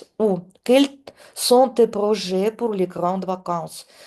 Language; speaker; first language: French; non-native, fluent; Russian